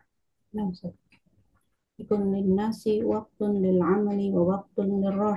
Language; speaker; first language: Arabic; non-native, learner; Indonesian